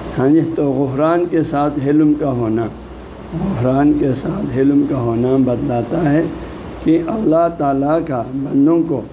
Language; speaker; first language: Urdu; non-native, local second language; Balti